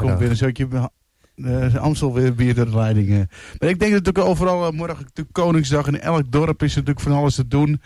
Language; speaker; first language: Dutch; native; Dutch